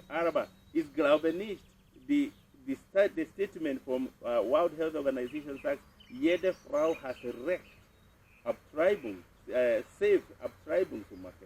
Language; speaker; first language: German; non-native, fluent; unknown